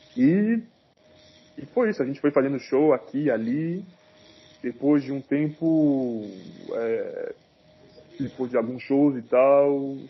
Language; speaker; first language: Portuguese; non-native, fluent; French